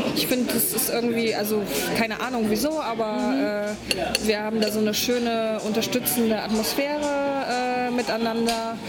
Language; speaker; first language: German; non-native, fluent; Polish